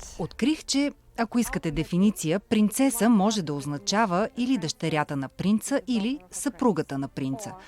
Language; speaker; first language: Bulgarian; early bilingual, heritage; Bulgarian